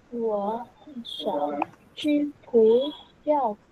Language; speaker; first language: Chinese; non-native, learner; Vietnamese